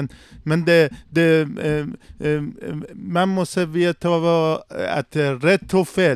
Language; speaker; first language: Swedish; non-native, learner; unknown